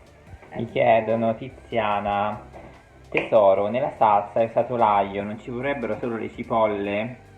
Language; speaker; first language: Italian; native; Italian